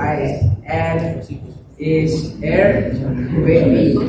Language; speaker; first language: English; non-native, learner; Indonesian